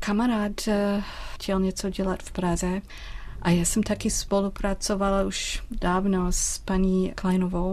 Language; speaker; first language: Czech; non-native, fluent; English